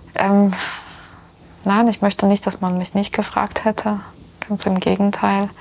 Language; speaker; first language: German; non-native, fluent; Ukrainian